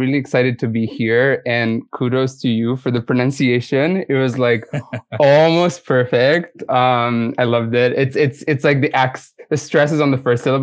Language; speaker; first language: English; non-native, fluent; Romanian